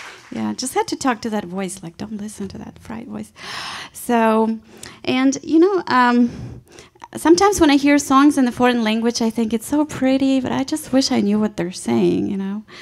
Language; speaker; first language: English; non-native, fluent; Russian